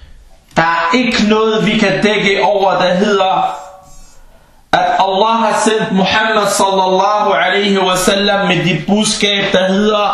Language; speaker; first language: Danish; early bilingual, other home language; Arabic